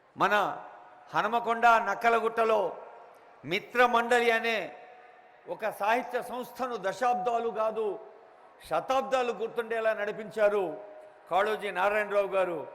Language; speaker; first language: Telugu; native; Telugu